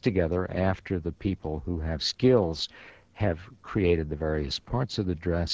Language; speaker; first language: English; early bilingual, other home language; Yiddish